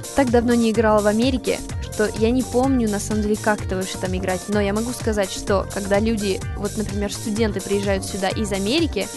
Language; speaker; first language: Russian; non-native, fluent; English